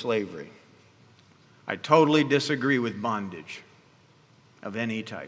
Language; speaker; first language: English; native; English